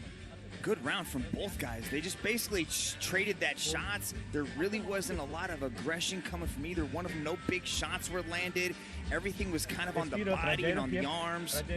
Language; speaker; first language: English; native; English